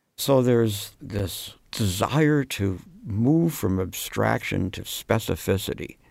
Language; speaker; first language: English; native; English